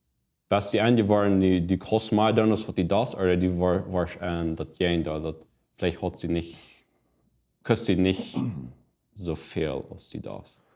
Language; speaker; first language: German; non-native, learner; Plautdietsch